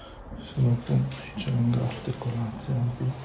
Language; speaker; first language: Romanian; non-native, learner; Arabic